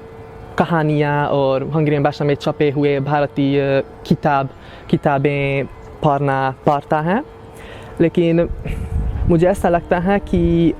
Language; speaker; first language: Hindi; non-native, fluent; Hungarian